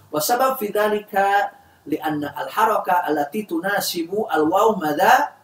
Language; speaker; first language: Arabic; non-native, fluent; Indonesian